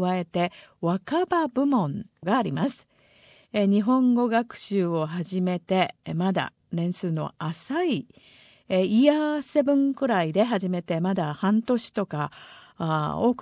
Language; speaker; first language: Japanese; native; Japanese